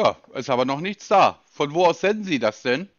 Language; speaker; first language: German; native; German